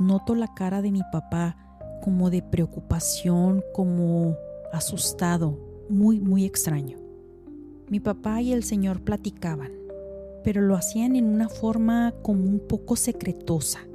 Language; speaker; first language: Spanish; native; Spanish